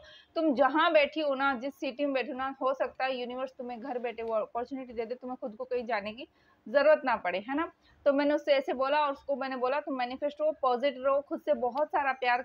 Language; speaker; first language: Hindi; native; Hindi